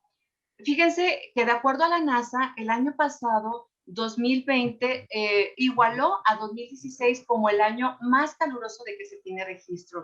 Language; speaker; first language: Spanish; native; Spanish